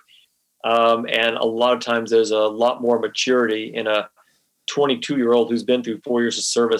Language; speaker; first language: English; native; English